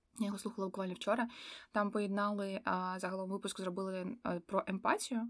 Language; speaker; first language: Ukrainian; non-native, local second language; Russian